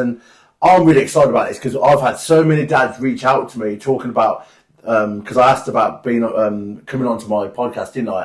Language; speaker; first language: English; native; English